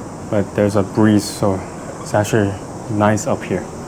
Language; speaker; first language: English; non-native, fluent; Chinese